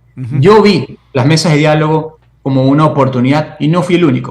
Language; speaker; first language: Spanish; native; Spanish